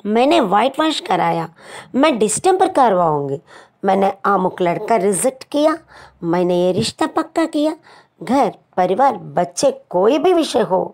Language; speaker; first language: Hindi; non-native, local second language; Telugu